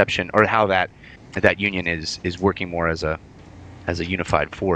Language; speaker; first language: English; native; English